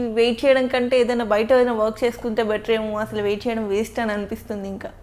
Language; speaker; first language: Telugu; native; Telugu